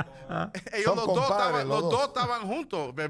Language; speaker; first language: Spanish; early bilingual, heritage; Spanish